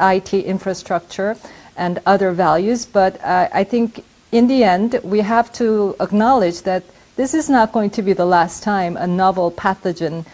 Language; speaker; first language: English; non-native, fluent; Korean